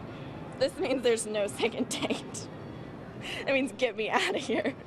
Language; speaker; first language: English; native; English